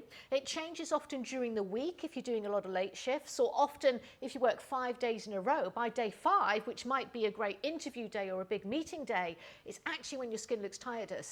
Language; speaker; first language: English; native; English